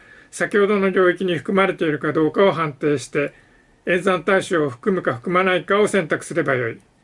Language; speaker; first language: Japanese; native; Japanese